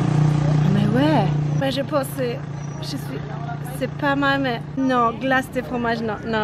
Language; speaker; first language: French; non-native, learner; Filipino